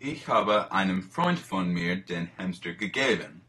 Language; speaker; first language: German; non-native, learner; English